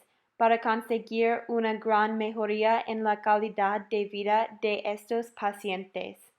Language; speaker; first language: Spanish; non-native, fluent; English